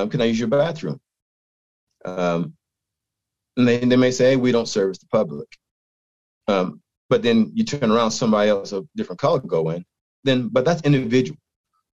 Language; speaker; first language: English; native; English